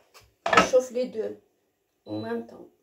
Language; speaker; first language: French; non-native, learner; Arabic